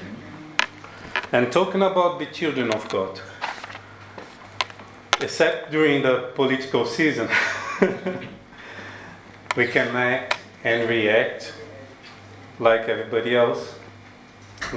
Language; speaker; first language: English; non-native, learner; Portuguese